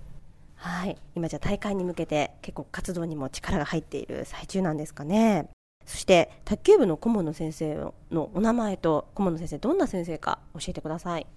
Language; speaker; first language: Japanese; native; Japanese